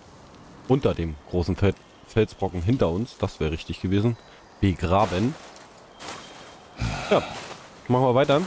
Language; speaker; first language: German; native; German